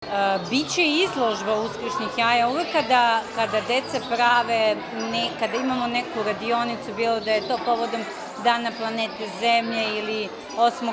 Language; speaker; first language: Serbian; native; Serbian